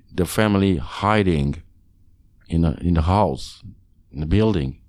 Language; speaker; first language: English; non-native, learner; Hungarian